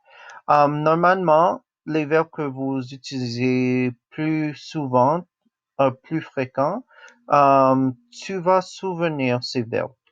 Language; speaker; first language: French; non-native, local second language; English